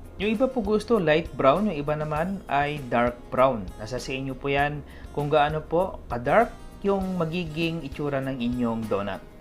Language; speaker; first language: Filipino; non-native, local second language; Cebuano